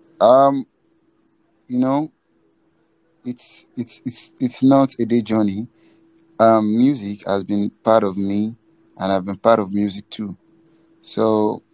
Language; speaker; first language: English; non-native, local second language; Yoruba